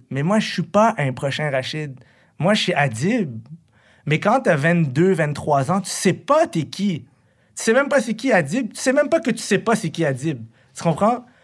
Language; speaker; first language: French; early bilingual, other home language; Arabic